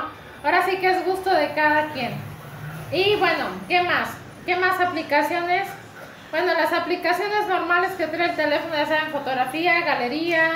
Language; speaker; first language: Spanish; native; Spanish